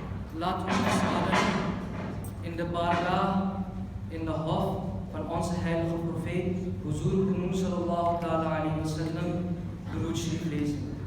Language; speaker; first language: Dutch; early bilingual, other home language; Urdu